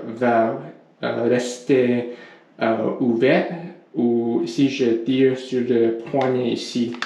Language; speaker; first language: French; non-native, learner; English